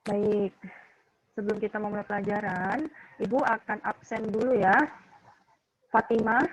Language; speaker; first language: Indonesian; native; Indonesian